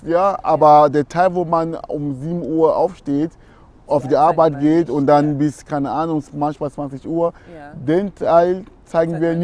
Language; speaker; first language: German; non-native, fluent; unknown